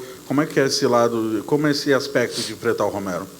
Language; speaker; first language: Portuguese; native; Portuguese